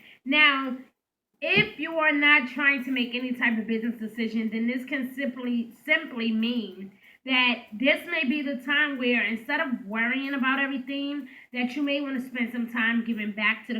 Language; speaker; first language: English; native; English